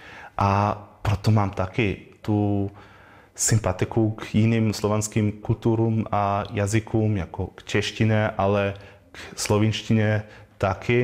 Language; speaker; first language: Czech; non-native, learner; German